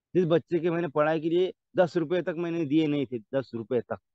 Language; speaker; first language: Hindi; non-native, local second language; Marathi